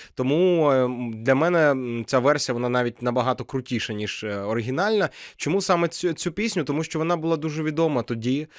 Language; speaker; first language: Ukrainian; non-native, local second language; Russian